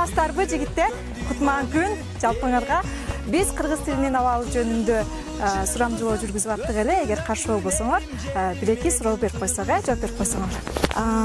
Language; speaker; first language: Kyrgyz; native; Kyrgyz